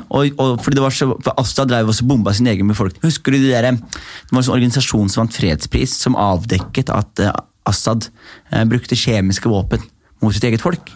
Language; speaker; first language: Norwegian; early bilingual, other home language; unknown